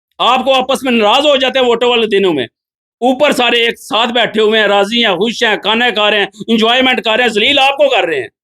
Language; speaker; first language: Urdu; non-native, local second language; Punjabi